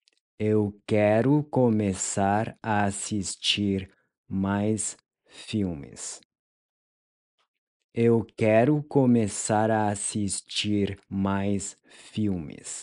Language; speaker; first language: Portuguese; non-native, fluent; English